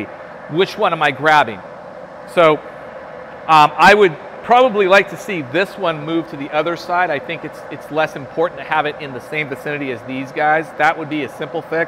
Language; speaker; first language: English; native; English